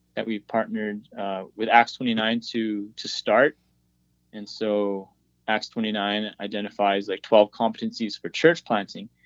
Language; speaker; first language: English; native; English